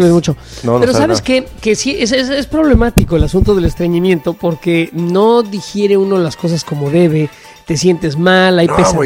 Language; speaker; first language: Spanish; native; Spanish